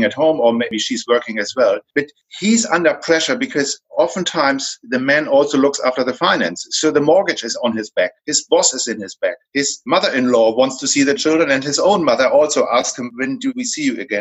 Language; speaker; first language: English; non-native, fluent; German